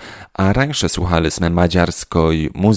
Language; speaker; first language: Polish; non-native, local second language; Rusyn